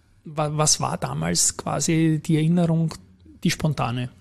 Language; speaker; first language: German; native; German